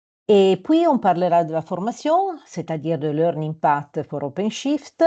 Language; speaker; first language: French; non-native, fluent; Italian